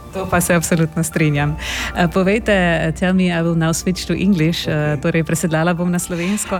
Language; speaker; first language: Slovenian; native; Slovenian